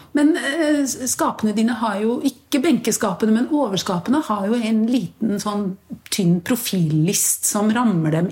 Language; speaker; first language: Norwegian; native; Norwegian